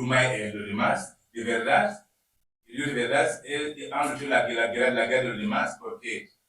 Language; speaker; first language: Spanish; non-native, learner; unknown